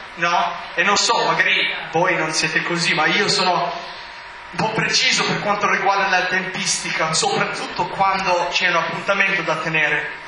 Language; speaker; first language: Italian; non-native, fluent; English